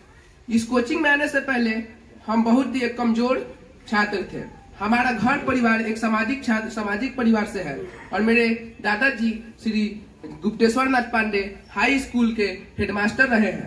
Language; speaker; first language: Hindi; native; Hindi